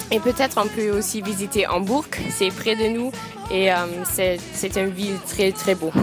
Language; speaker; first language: French; non-native, fluent; German